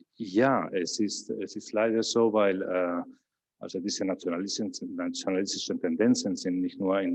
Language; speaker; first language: German; non-native, fluent; Spanish